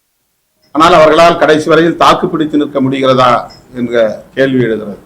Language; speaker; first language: Tamil; native; Tamil